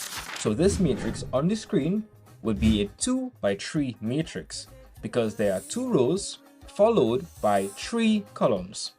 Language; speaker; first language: English; native; English